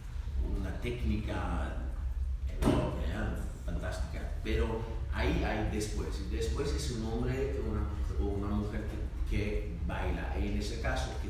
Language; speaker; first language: Spanish; non-native, learner; French